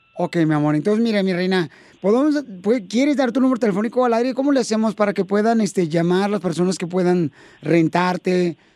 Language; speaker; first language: Spanish; native; Spanish